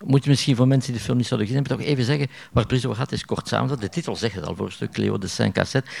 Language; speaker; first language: Dutch; native; Dutch